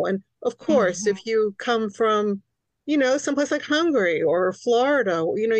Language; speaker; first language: English; early bilingual, other home language; Hungarian